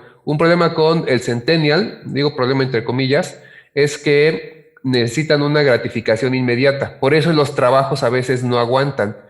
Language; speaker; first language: Spanish; native; Spanish